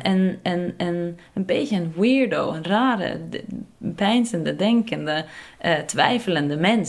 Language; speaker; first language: Dutch; non-native, fluent; Norwegian